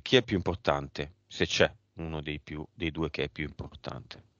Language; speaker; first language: Italian; native; Italian